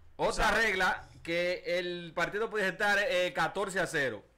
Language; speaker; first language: Spanish; native; Spanish